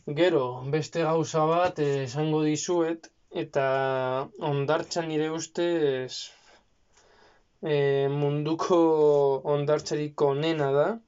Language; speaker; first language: Basque; non-native, local second language; Spanish